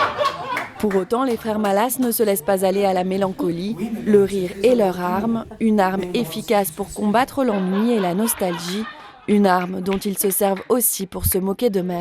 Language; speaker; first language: French; native; French